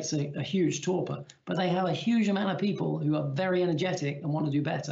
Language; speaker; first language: English; native; English